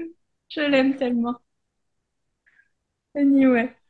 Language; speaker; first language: French; native; French